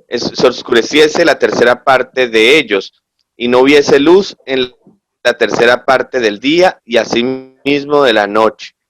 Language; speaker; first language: Spanish; native; Spanish